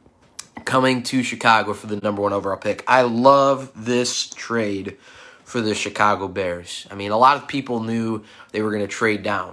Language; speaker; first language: English; native; English